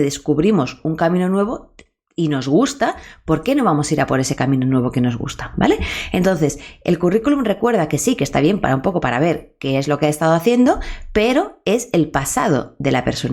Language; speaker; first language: Spanish; native; Spanish